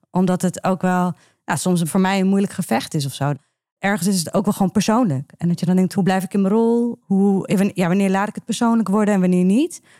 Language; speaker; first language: Dutch; early bilingual, other home language; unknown